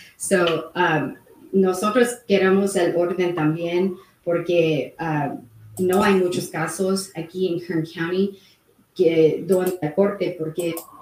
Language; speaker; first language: English; native; English